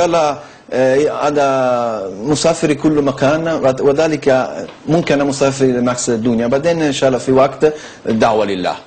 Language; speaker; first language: Arabic; non-native, learner; Italian